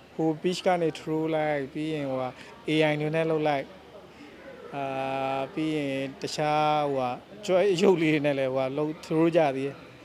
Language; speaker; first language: Burmese; non-native, local second language; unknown